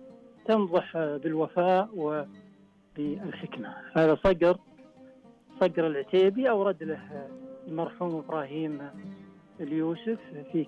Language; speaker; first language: Arabic; native; Arabic